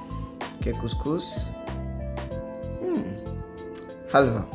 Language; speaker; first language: French; native; French